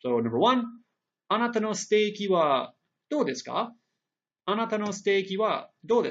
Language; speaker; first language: Japanese; non-native, fluent; English